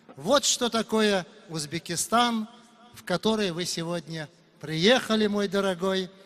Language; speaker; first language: Russian; non-native, local second language; Uzbek